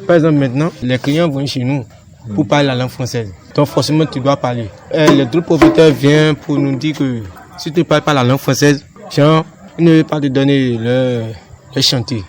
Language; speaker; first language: French; non-native, learner; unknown